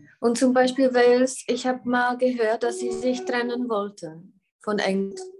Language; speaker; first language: German; non-native, fluent; Czech